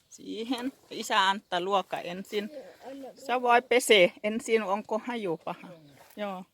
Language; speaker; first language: Finnish; non-native, learner; Thai